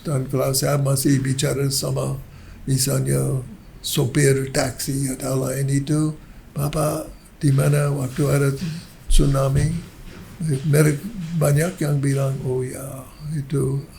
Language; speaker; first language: Indonesian; non-native, learner; English